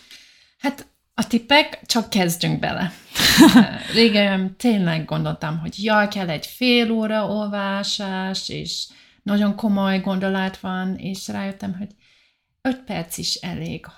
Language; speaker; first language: Hungarian; non-native, learner; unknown